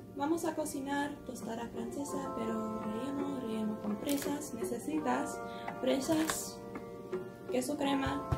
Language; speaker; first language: Spanish; non-native, learner; English